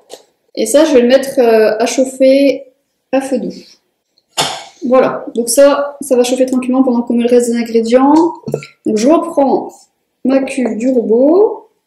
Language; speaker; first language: French; native; French